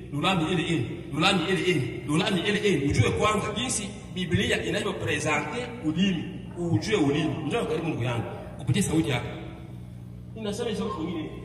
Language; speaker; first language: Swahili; non-native, local second language; Bembe